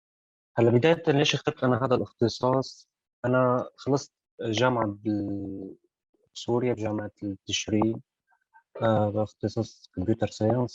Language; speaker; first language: Arabic; native; Arabic